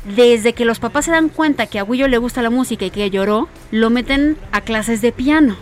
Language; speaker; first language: Spanish; native; Spanish